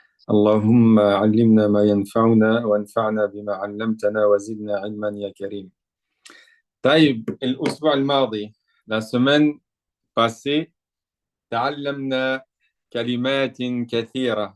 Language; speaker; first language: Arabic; non-native, fluent; French